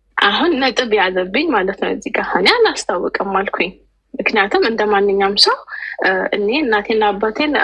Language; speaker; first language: Amharic; native; Amharic